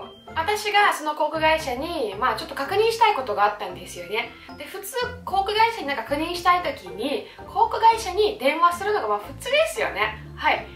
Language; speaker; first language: Japanese; non-native, fluent; Russian